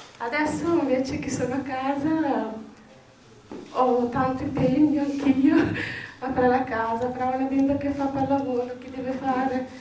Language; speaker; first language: Italian; non-native, fluent; Arabic